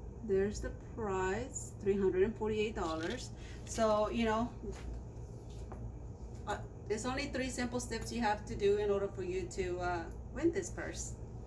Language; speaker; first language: English; non-native, fluent; Spanish